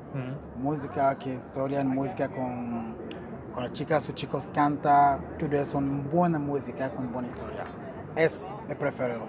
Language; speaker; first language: Spanish; non-native, learner; Portuguese